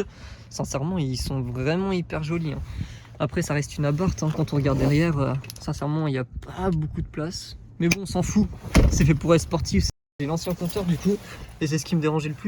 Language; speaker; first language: French; native; French